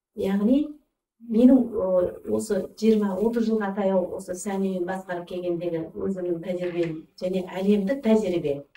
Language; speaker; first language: Kazakh; early bilingual, heritage; Kazakh